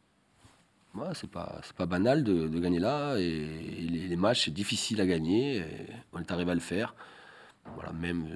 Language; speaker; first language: French; native; French